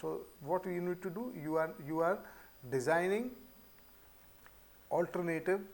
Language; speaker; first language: English; non-native, local second language; Hindi